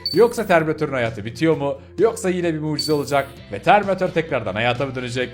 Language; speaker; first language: Turkish; native; Turkish